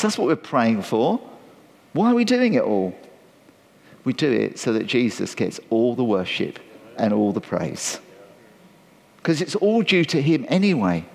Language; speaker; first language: English; native; English